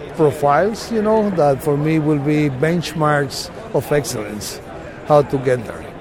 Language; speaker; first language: English; non-native, fluent; Spanish